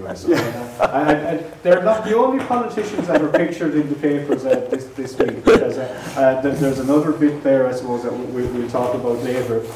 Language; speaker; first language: English; native; English